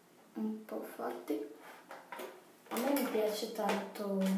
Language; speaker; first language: Italian; non-native, fluent; Portuguese